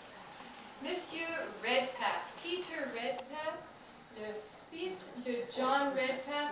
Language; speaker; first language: French; non-native, learner; English